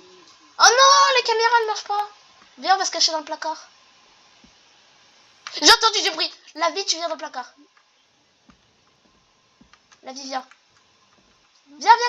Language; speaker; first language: French; native; French